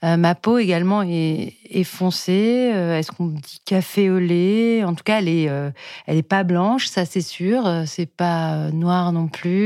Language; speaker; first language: French; native; French